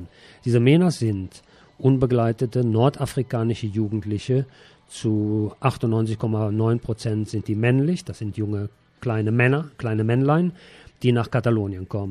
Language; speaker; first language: German; native; German